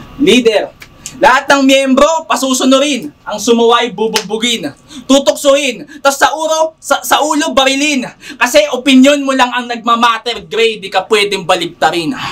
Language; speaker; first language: Filipino; native; Filipino